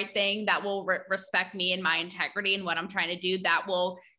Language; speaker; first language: English; native; English